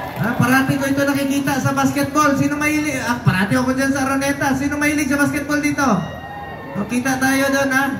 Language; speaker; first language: Filipino; non-native, local second language; Cebuano